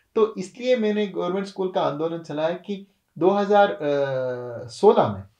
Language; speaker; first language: Hindi; non-native, local second language; Kannada